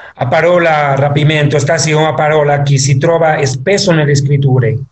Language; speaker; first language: Italian; non-native, learner; Spanish